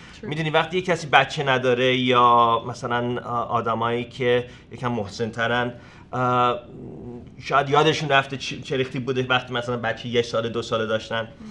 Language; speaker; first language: Persian; early bilingual, heritage; Persian